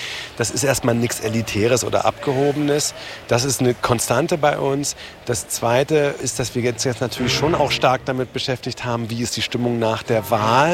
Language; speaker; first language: German; native; German